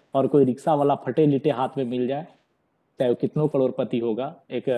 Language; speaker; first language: Hindi; native; Hindi